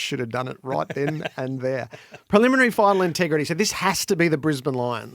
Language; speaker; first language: English; native; English